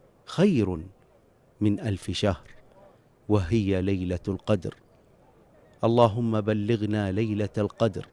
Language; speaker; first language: Arabic; native; Arabic